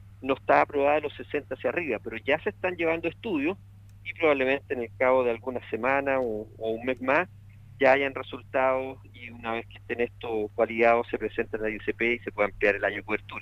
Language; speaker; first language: Spanish; native; Spanish